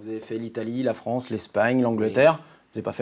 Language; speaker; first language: French; native; French